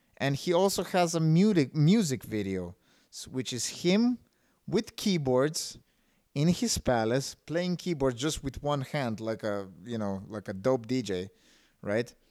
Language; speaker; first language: English; non-native, fluent; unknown